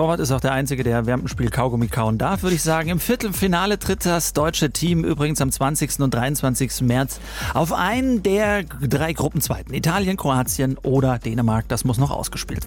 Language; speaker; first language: German; native; German